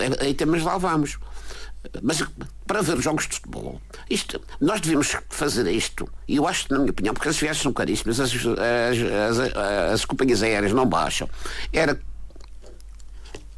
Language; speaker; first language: Portuguese; native; Portuguese